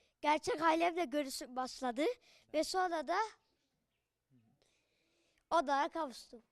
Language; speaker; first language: Turkish; early bilingual, other home language; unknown